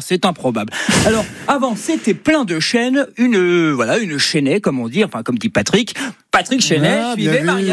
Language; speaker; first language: French; native; French